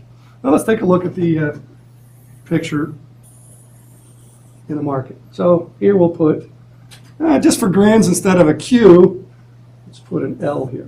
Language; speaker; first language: English; native; English